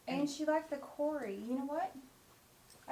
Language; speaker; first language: English; native; English